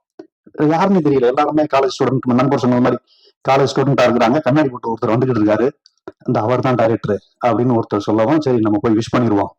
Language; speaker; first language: Tamil; native; Tamil